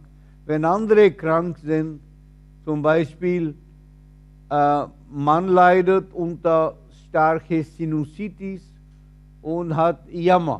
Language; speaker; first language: German; non-native, fluent; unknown